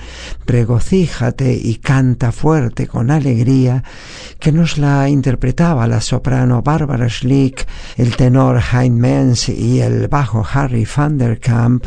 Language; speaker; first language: Spanish; native; Spanish